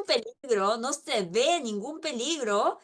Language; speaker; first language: Spanish; non-native, local second language; Korean